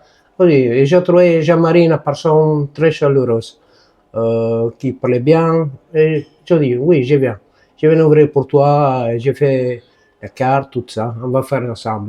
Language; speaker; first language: French; non-native, learner; Italian